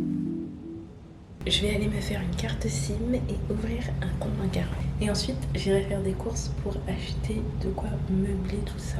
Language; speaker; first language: French; native; French